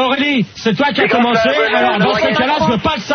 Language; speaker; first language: French; native; French